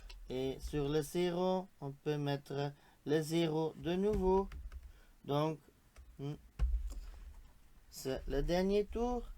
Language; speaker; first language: French; non-native, local second language; Dutch